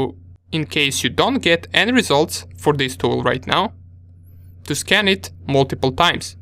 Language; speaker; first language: English; non-native, fluent; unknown